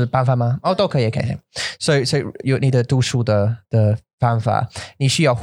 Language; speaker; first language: Chinese; non-native, learner; English